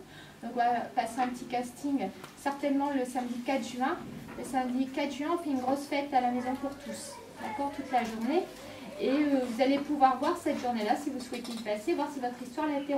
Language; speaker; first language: French; native; French